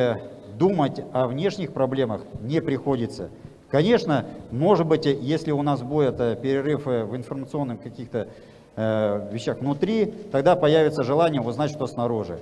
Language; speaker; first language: Russian; native; Russian